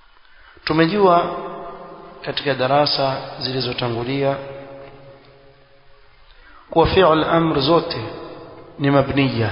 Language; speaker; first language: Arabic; non-native, fluent; Swahili